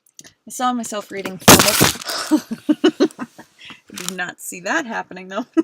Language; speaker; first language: English; native; English